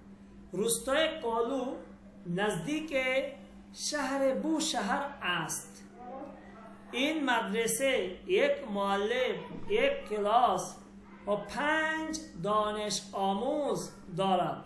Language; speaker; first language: Persian; non-native, fluent; Bangla